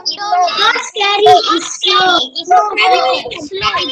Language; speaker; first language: English; non-native, local second language; Tamil